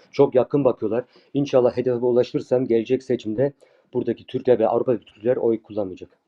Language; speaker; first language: Turkish; early bilingual, heritage; Turkish